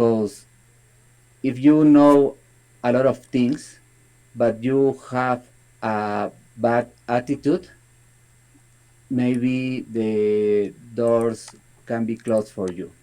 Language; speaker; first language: English; non-native, learner; Spanish